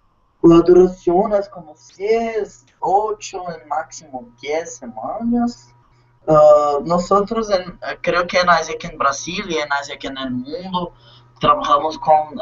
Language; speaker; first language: Spanish; non-native, learner; Portuguese